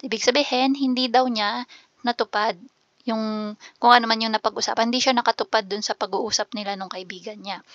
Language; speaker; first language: Filipino; native; Filipino